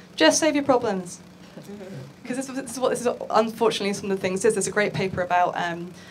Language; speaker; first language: English; native; English